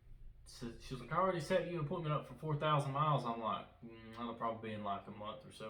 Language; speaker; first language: English; native; English